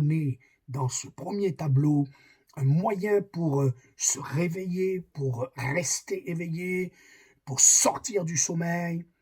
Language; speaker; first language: French; native; French